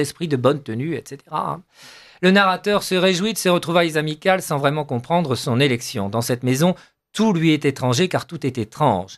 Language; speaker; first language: French; native; French